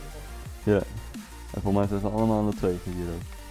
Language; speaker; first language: Dutch; native; Dutch